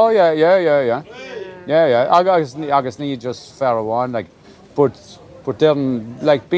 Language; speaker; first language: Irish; non-native, local second language; English